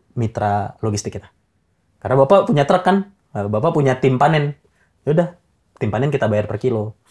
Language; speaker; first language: Indonesian; native; Indonesian